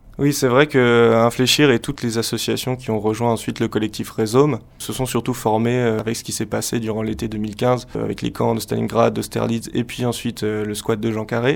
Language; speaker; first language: French; native; French